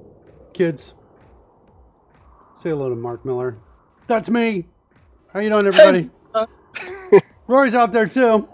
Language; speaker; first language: English; native; English